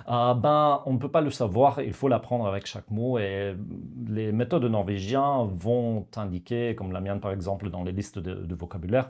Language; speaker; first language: French; non-native, fluent; Norwegian